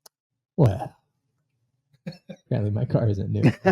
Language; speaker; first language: English; native; English